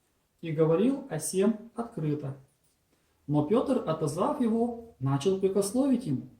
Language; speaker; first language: Russian; native; Russian